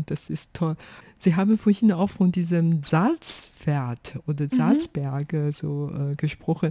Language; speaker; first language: German; non-native, fluent; Chinese